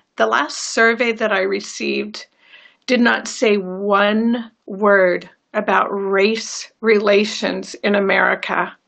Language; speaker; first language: English; native; English